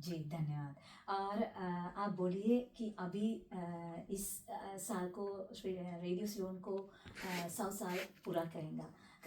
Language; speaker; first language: Hindi; non-native, fluent; Sinhala